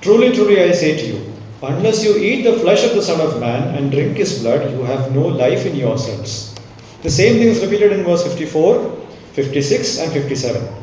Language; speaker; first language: English; non-native, local second language; Malayalam